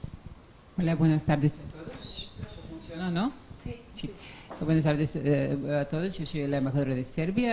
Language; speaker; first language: Spanish; non-native, fluent; Serbian